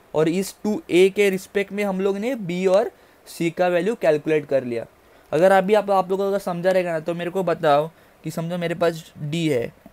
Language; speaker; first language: Hindi; native; Hindi